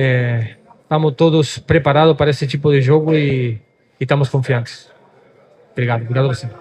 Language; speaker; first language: Portuguese; non-native, fluent; Spanish